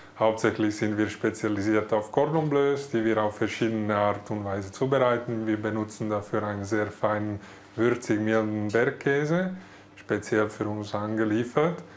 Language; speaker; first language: German; non-native, fluent; Slovak